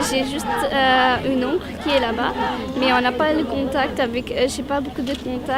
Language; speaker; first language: French; non-native, learner; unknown